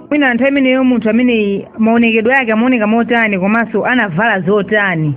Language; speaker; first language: Nyanja; native; Nyanja